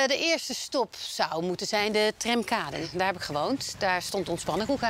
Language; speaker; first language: Dutch; native; Dutch